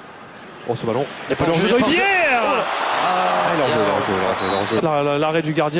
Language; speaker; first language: French; native; French